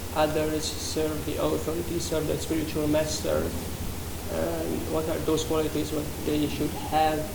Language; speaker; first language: English; non-native, fluent; Hungarian